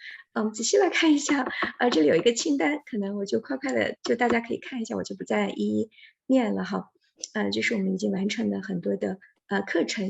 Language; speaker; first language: Chinese; native; Chinese